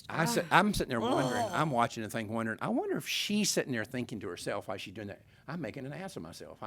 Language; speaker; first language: English; native; English